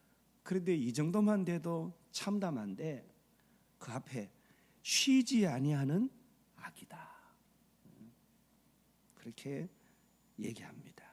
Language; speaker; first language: Korean; native; Korean